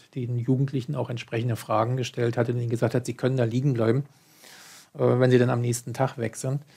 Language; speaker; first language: German; native; German